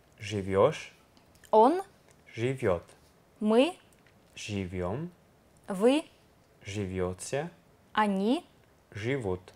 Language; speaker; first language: Russian; non-native, learner; Italian